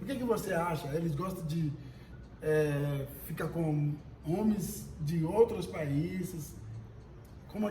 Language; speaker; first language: Portuguese; non-native, fluent; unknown